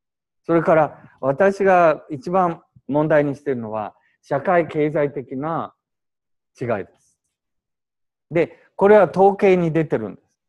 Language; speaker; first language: Japanese; native; Japanese